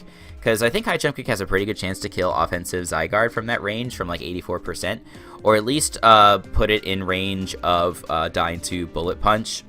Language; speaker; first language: English; native; English